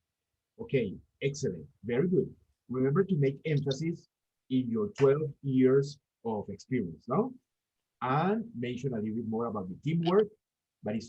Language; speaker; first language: English; non-native, fluent; Spanish